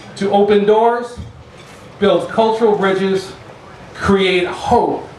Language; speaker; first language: English; native; English